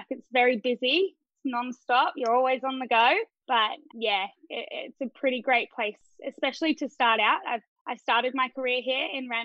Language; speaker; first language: English; native; English